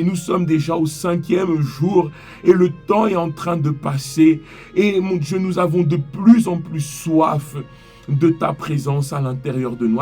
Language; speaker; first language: French; native; French